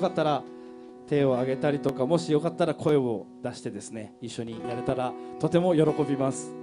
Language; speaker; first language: Japanese; native; Japanese